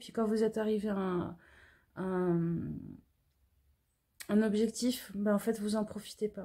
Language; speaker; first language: French; native; French